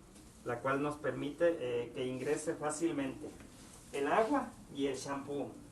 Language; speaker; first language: Spanish; native; Spanish